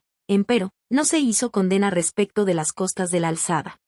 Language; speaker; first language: Spanish; native; Spanish